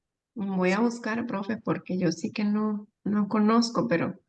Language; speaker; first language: Spanish; native; Spanish